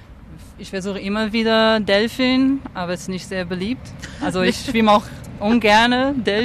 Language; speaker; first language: German; non-native, fluent; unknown